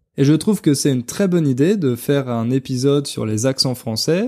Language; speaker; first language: French; native; French